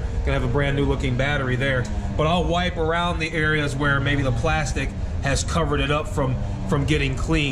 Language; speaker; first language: English; native; English